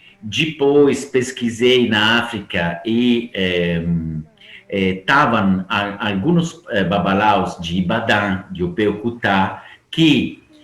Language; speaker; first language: Portuguese; non-native, fluent; Italian